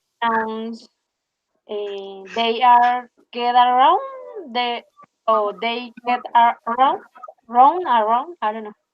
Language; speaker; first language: English; non-native, learner; Spanish